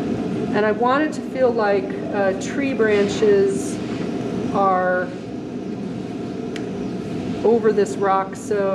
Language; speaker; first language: English; native; English